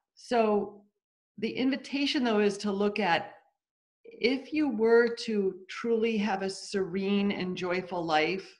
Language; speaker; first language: English; native; English